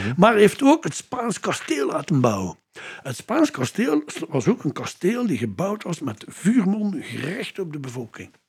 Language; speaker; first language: Dutch; native; Dutch